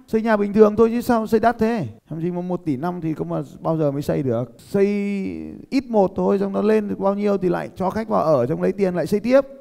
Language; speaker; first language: Vietnamese; native; Vietnamese